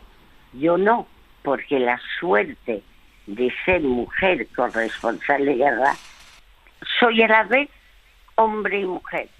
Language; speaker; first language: Spanish; non-native, fluent; French